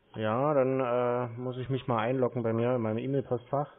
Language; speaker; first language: German; native; German